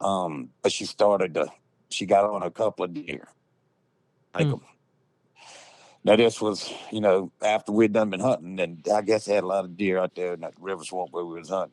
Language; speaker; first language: English; native; English